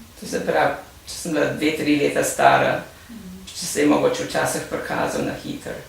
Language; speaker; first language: Slovenian; native; Slovenian